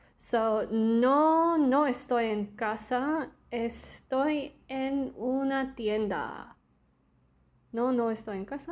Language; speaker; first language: Spanish; non-native, learner; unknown